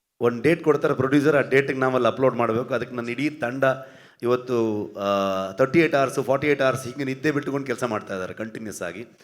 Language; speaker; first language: Kannada; native; Kannada